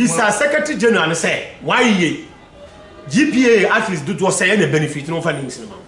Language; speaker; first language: English; non-native, local second language; Akan